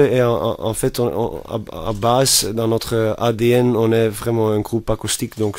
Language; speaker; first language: French; non-native, fluent; Dutch